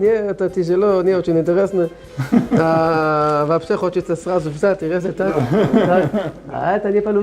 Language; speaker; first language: Russian; non-native, learner; Hebrew